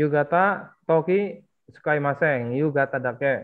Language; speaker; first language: Japanese; non-native, fluent; Indonesian